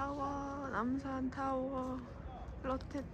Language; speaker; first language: Korean; non-native, fluent; Italian